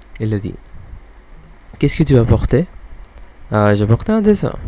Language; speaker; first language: French; non-native, learner; English